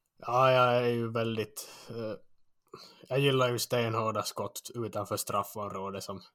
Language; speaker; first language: Swedish; native; Swedish